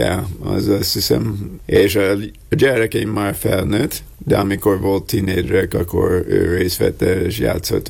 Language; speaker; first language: Hungarian; non-native, learner; English